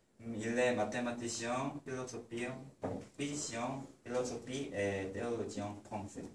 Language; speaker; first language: French; non-native, learner; Korean